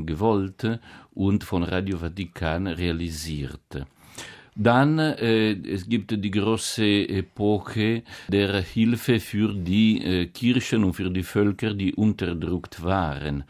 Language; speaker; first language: German; non-native, fluent; Italian